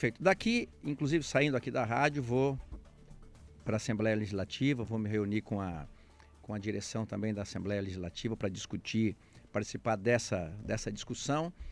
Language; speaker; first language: Portuguese; native; Portuguese